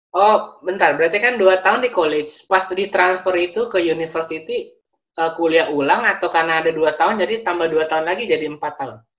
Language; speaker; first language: Indonesian; native; Indonesian